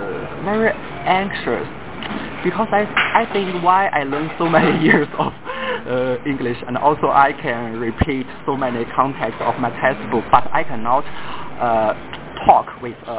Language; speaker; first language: English; non-native, fluent; Chinese